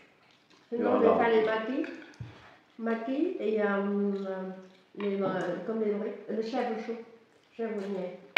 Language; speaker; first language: French; non-native, learner; Vietnamese